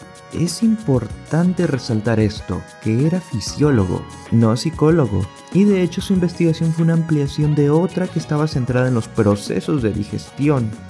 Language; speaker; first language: Spanish; native; Spanish